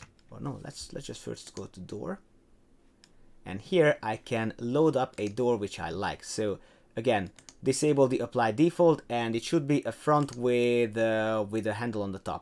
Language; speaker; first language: English; non-native, fluent; Hungarian